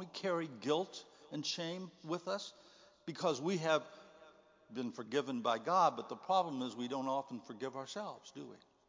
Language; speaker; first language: English; native; English